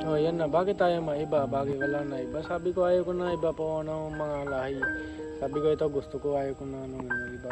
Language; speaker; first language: Filipino; non-native, learner; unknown